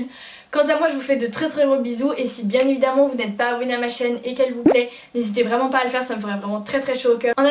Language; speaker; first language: French; native; French